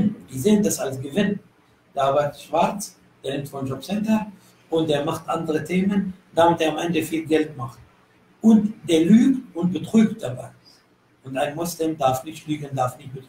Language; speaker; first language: German; non-native, fluent; Arabic